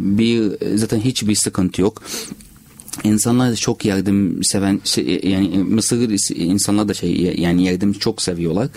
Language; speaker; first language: Turkish; non-native, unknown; Arabic